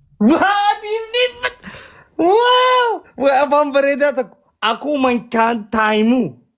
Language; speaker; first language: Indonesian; non-native, learner; Oromo